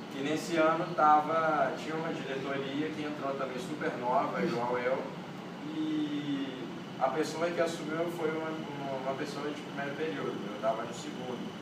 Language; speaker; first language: Portuguese; non-native, local second language; Kabuverdianu